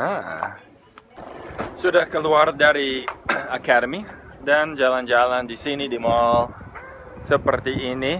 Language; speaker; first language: Indonesian; non-native, fluent; English